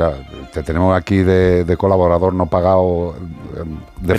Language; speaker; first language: Spanish; native; Spanish